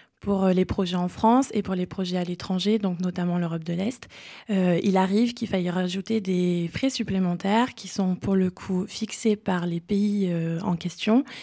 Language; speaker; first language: French; native; French